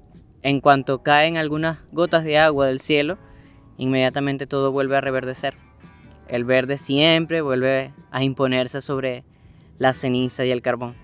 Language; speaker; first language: Spanish; native; Spanish